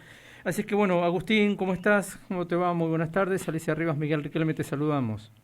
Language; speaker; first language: Spanish; native; Spanish